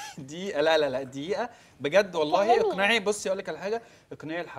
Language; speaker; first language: Arabic; native; Arabic